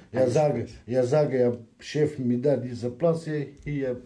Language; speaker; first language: German; non-native, learner; Romanian